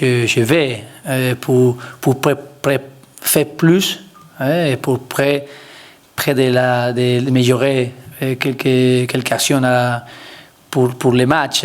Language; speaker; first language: French; non-native, learner; Spanish